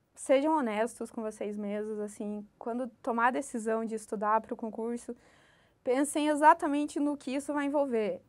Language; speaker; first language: Portuguese; native; Portuguese